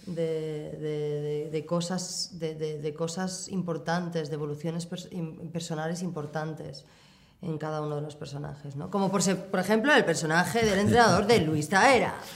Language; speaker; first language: Spanish; native; Spanish